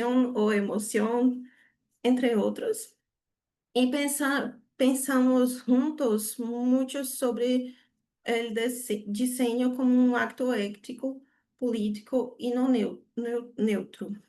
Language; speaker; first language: Spanish; non-native, learner; Portuguese